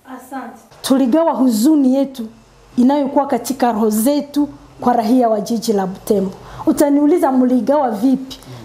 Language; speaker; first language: Swahili; non-native, local second language; Nande